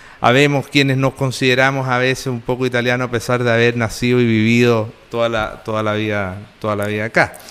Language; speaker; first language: Spanish; native; Spanish